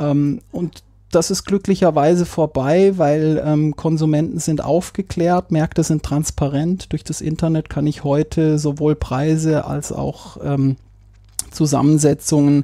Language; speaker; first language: German; native; German